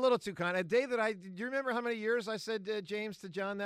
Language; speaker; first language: English; native; English